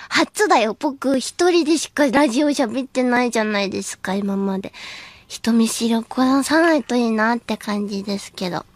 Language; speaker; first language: Japanese; native; Japanese